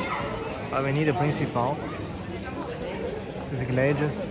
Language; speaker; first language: Portuguese; non-native, fluent; Chinese